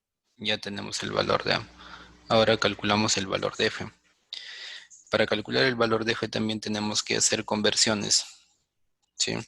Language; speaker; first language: Spanish; native; Spanish